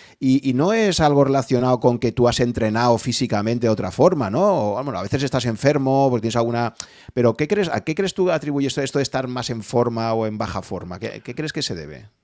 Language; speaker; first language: Spanish; native; Spanish